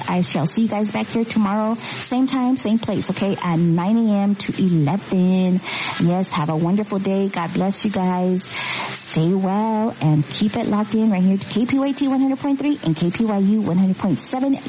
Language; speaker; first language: English; early bilingual, other home language; Spanish